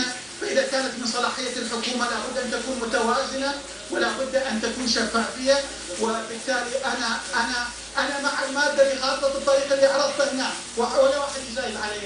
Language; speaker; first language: Arabic; non-native, local second language; Turkmen